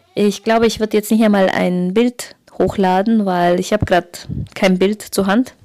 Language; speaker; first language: German; early bilingual, other home language; Russian